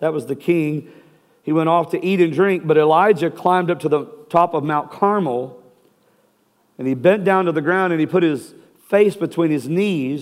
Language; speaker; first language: English; native; English